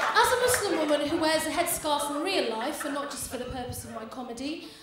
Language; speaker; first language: English; native; English